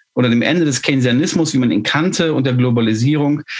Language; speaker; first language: German; native; German